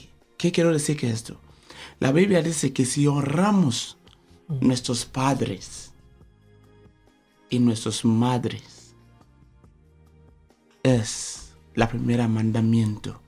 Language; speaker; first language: Spanish; non-native, fluent; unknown